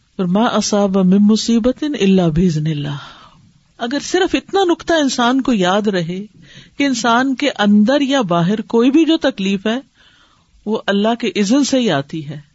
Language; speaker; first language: Urdu; native; Urdu